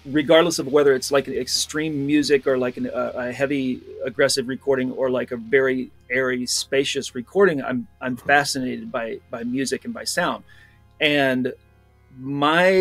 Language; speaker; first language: English; native; English